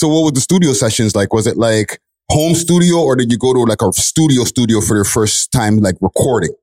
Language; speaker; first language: English; native; English